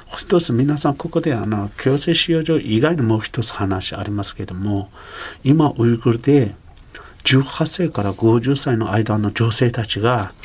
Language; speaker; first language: Japanese; non-native, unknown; Uyghur